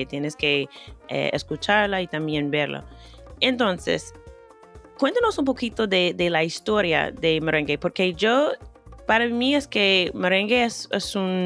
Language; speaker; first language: Spanish; non-native, fluent; English